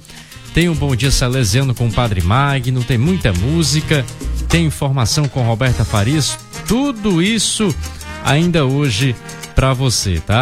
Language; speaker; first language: Portuguese; native; Portuguese